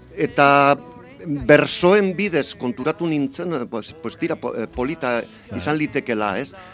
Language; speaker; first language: Basque; non-native, local second language; Spanish